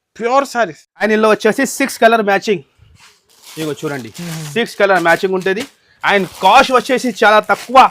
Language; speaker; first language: Telugu; non-native, local second language; Urdu